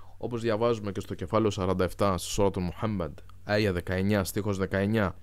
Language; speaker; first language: Greek; non-native, fluent; Arabic